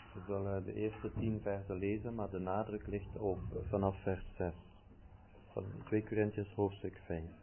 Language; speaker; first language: Dutch; native; Dutch